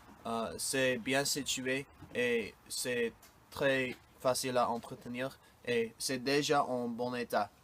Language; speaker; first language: French; non-native, learner; English